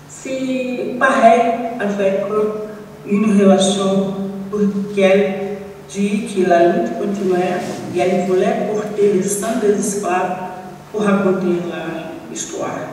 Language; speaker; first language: French; non-native, learner; Portuguese